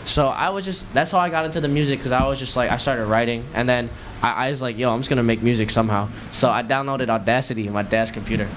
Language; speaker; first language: English; native; English